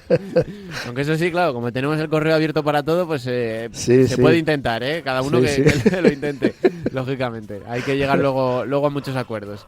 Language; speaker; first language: Spanish; native; Spanish